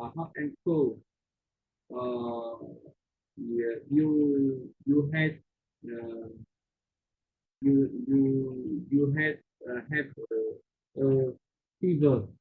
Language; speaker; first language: English; non-native, learner; Vietnamese